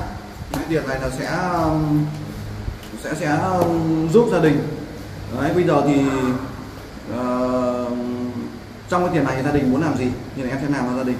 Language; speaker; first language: Vietnamese; native; Vietnamese